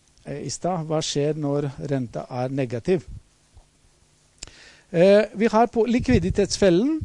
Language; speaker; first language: Norwegian; non-native, fluent; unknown